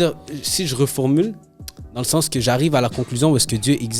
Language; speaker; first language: French; native; French